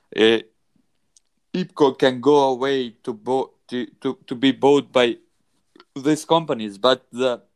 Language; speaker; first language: English; non-native, fluent; Albanian